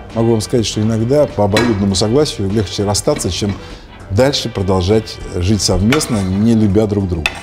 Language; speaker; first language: Russian; native; Russian